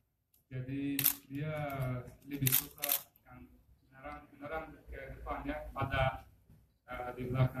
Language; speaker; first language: Indonesian; non-native, fluent; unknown